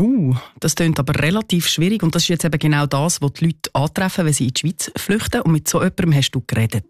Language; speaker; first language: German; native; German